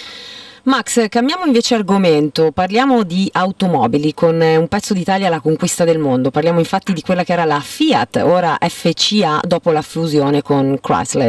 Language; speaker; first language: Italian; native; Italian